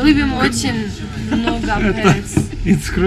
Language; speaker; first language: Russian; non-native, learner; Turkish